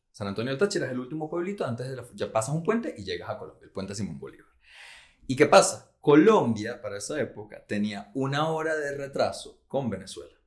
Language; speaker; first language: Spanish; native; Spanish